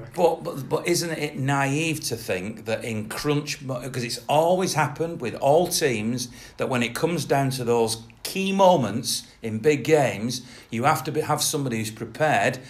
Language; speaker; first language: English; native; English